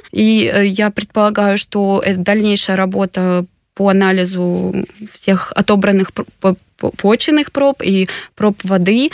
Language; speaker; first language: Russian; native; Russian